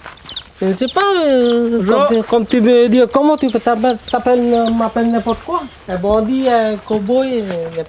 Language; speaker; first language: French; non-native, local second language; Vietnamese